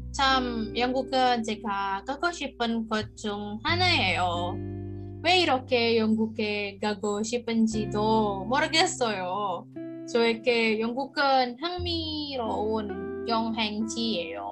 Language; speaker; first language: Korean; non-native, learner; Indonesian